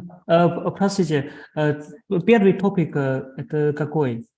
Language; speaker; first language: Russian; non-native, fluent; Chinese